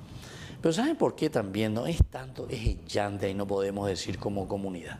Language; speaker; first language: Spanish; native; Spanish